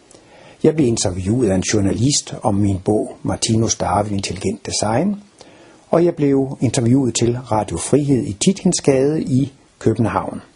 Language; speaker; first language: Danish; native; Danish